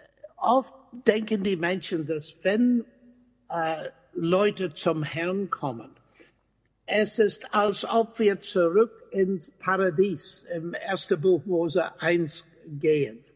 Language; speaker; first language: German; non-native, fluent; English